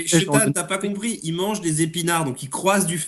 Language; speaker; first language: French; native; French